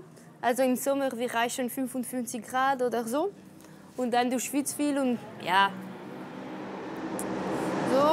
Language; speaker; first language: German; non-native, local second language; French